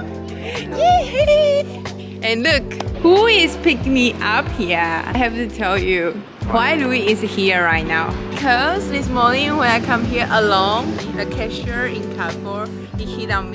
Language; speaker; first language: English; non-native, fluent; Chinese